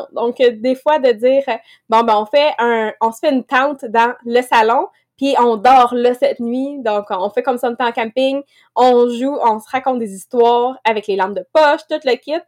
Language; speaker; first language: French; native; French